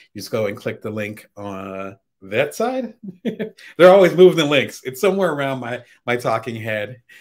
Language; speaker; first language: English; native; English